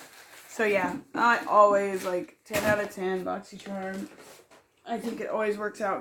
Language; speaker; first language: English; native; English